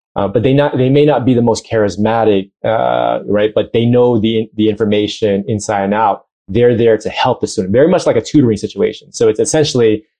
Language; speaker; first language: English; native; English